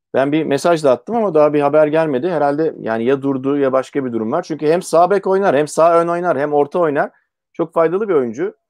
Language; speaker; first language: Turkish; native; Turkish